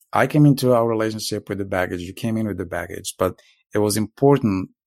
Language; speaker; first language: English; non-native, fluent; Arabic